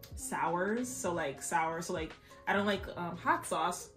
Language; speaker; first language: English; native; English